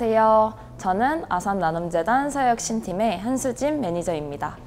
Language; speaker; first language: Korean; native; Korean